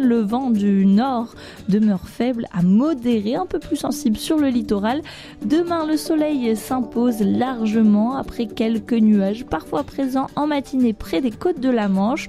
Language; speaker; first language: French; native; French